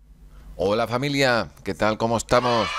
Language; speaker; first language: Spanish; native; Spanish